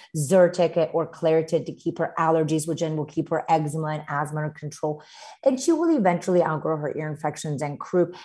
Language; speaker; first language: English; early bilingual, other home language; Romanian